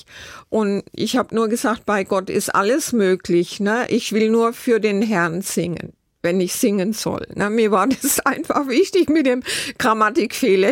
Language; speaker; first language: German; native; German